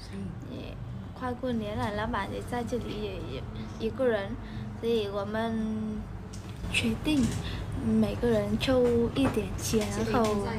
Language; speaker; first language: Chinese; non-native, learner; Vietnamese